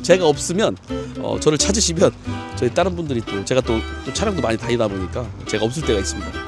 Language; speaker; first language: Korean; native; Korean